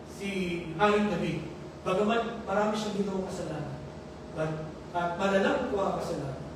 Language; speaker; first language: Filipino; native; Filipino